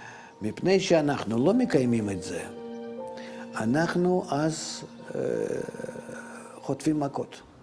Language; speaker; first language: Hebrew; non-native, fluent; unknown